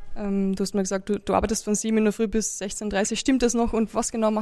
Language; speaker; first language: German; native; German